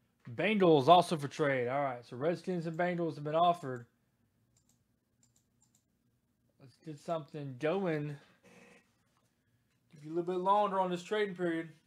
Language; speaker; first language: English; native; English